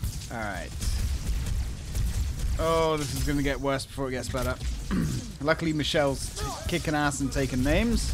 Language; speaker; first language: English; native; English